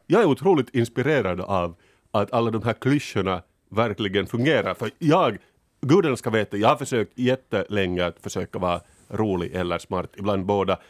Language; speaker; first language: Swedish; native; Swedish